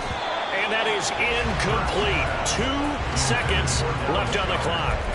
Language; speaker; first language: English; native; English